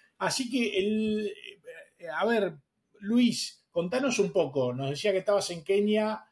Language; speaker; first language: Spanish; native; Spanish